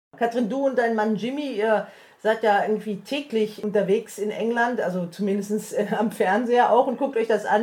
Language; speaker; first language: German; native; German